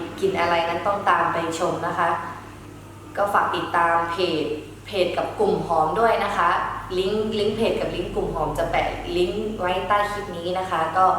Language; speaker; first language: Thai; early bilingual, other home language; Shan